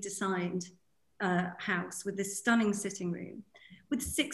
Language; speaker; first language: English; native; English